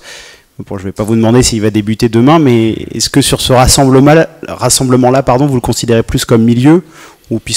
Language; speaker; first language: French; native; French